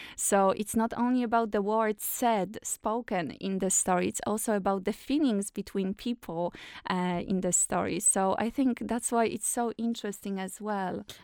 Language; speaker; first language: English; non-native, fluent; Polish